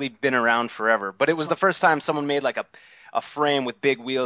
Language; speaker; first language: English; native; English